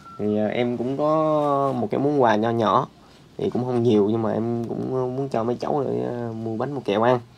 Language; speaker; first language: Vietnamese; native; Vietnamese